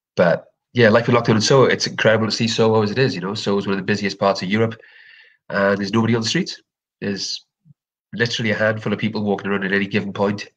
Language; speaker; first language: English; native; English